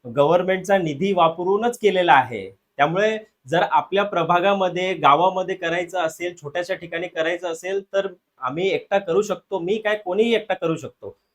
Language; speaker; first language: Marathi; non-native, local second language; Hindi